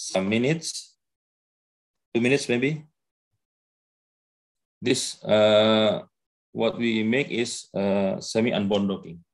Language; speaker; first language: English; non-native, learner; Indonesian